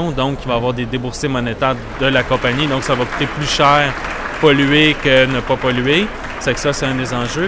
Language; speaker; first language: French; native; French